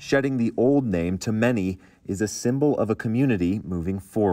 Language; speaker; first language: English; native; English